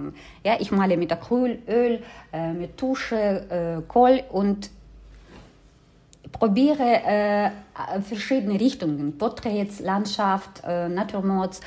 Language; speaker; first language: German; non-native, fluent; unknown